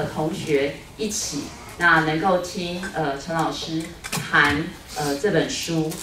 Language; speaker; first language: Chinese; native; Chinese